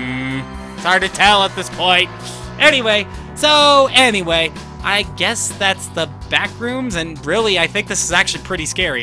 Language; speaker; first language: English; native; English